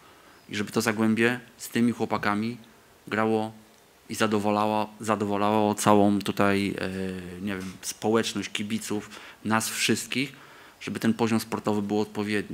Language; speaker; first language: Polish; native; Polish